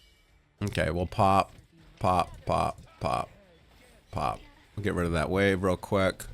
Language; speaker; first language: English; native; English